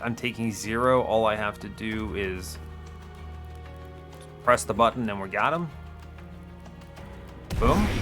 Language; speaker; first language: English; native; English